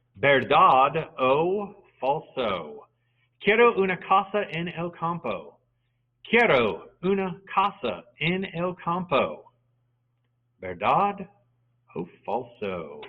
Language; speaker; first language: Spanish; non-native, fluent; English